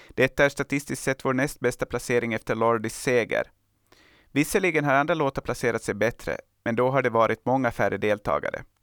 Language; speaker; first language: Swedish; native; Swedish